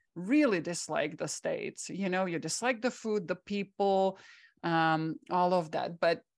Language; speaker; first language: English; non-native, fluent; Czech